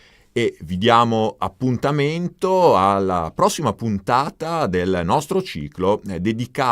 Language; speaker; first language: Italian; native; Italian